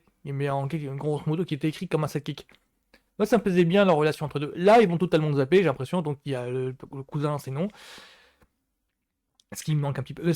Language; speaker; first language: French; native; French